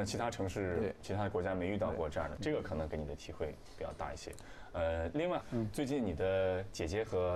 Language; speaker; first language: Chinese; native; Chinese